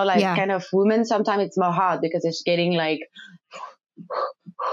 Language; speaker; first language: English; non-native, learner; French